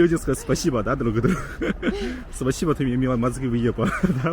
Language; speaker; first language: Russian; non-native, learner; Chinese